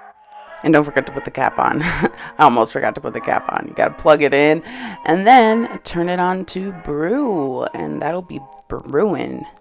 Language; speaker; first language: English; native; English